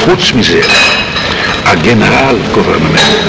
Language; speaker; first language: Hebrew; non-native, fluent; Polish